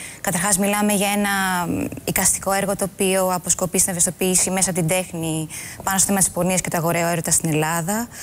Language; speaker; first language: Greek; early bilingual, heritage; Greek